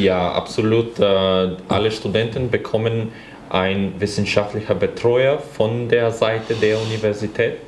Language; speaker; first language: German; non-native, fluent; Bulgarian